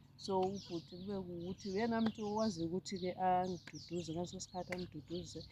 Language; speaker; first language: Zulu; non-native, local second language; Xhosa